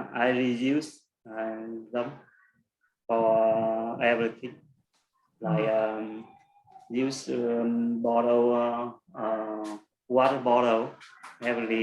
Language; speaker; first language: English; non-native, learner; Vietnamese